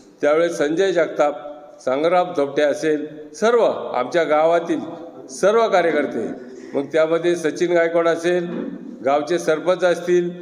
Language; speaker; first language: Marathi; native; Marathi